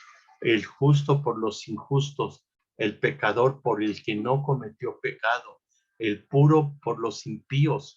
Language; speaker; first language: Spanish; native; Spanish